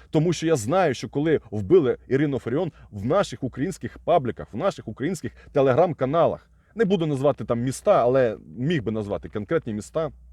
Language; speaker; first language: Ukrainian; non-native, local second language; Russian